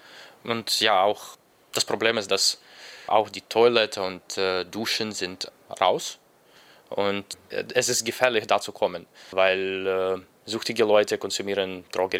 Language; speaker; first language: German; non-native, learner; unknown